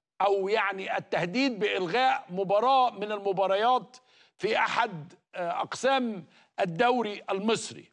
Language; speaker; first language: Arabic; native; Arabic